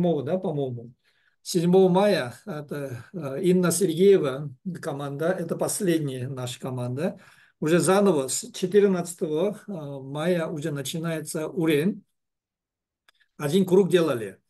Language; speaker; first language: Russian; non-native, learner; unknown